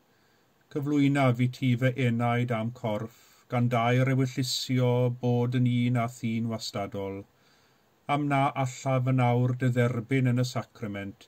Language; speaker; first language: Welsh; native; Welsh